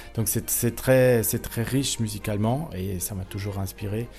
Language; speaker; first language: French; non-native, fluent; German